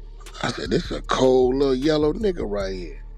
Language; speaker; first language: English; native; English